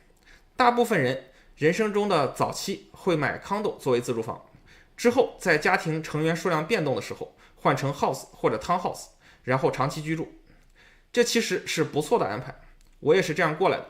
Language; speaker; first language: Chinese; native; Chinese